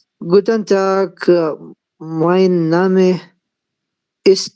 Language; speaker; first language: German; non-native, learner; Urdu